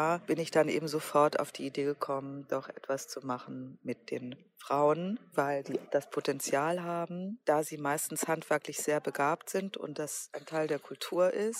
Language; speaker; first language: German; native; German